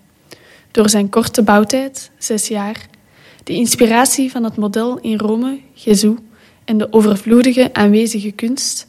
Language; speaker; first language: Dutch; native; Dutch